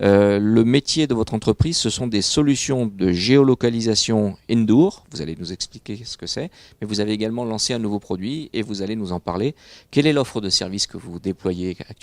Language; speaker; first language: French; native; French